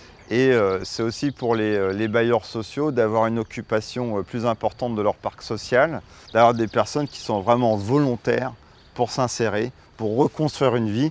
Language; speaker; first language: French; native; French